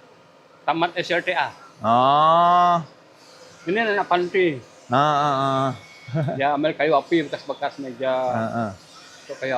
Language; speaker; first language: Indonesian; native; Indonesian